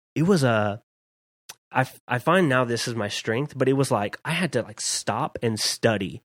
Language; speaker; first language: English; native; English